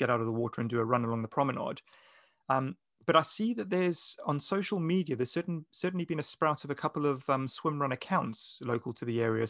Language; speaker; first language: English; native; English